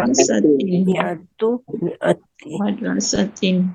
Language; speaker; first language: Arabic; non-native, learner; Indonesian